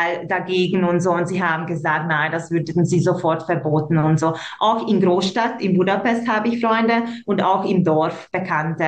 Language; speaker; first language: German; non-native, local second language; Hungarian